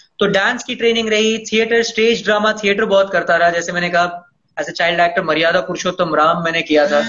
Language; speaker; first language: Hindi; non-native, local second language; Tamil